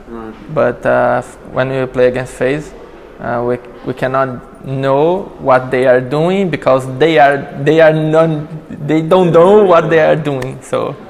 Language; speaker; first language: English; non-native, learner; Portuguese